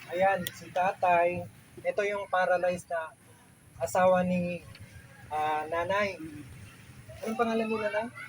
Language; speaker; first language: Filipino; native; Filipino